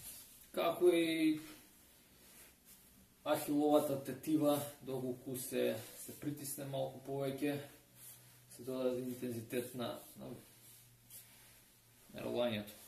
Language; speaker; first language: Macedonian; native; Macedonian